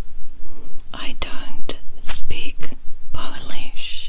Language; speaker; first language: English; non-native, fluent; Dutch